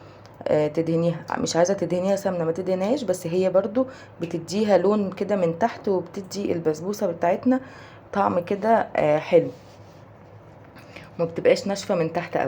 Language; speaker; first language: Arabic; native; Arabic